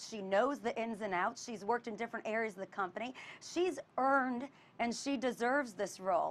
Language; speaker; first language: English; native; English